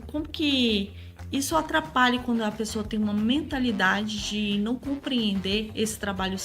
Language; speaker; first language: Portuguese; native; Portuguese